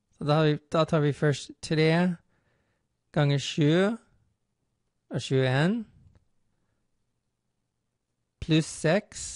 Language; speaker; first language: Norwegian; non-native, fluent; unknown